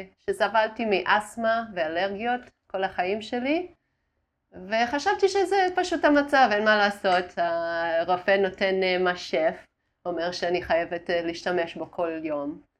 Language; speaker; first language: Hebrew; non-native, fluent; Italian